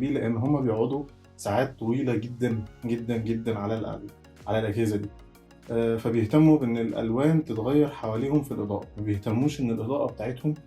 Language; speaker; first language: Arabic; native; Arabic